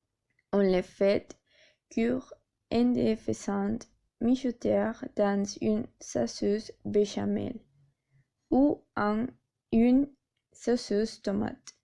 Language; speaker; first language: French; non-native, learner; Spanish